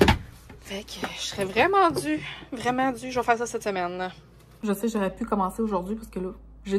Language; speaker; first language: French; native; French